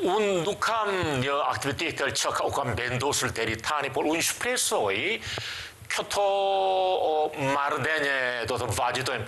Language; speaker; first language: Albanian; non-native, learner; Korean